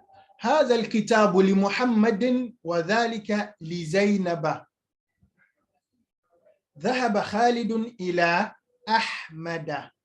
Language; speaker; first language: Arabic; non-native, fluent; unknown